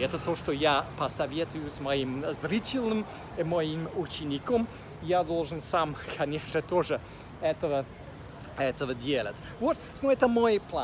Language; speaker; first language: Russian; non-native, fluent; English